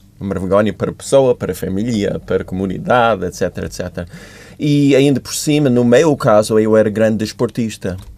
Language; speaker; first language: Portuguese; non-native, fluent; English